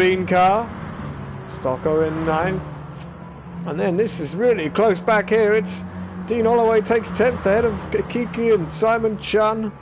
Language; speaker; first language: English; native; English